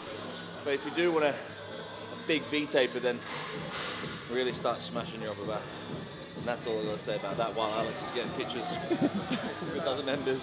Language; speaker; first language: English; native; English